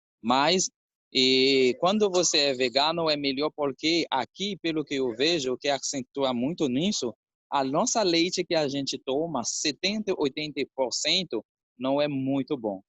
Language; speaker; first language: Portuguese; non-native, fluent; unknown